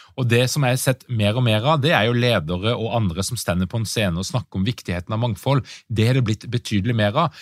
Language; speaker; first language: Norwegian; native; Norwegian